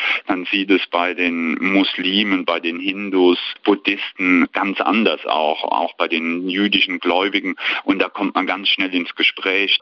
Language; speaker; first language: German; native; German